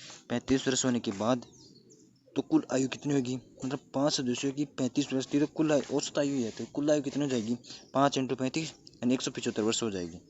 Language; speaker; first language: Hindi; native; Hindi